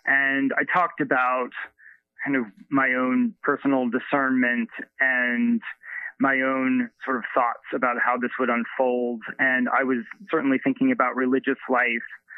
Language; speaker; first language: English; native; English